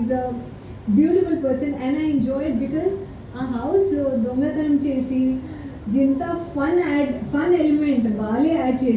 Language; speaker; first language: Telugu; non-native, learner; Hindi